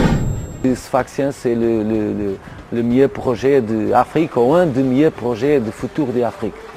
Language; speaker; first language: French; non-native, learner; Portuguese